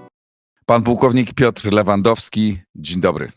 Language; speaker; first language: Polish; native; Polish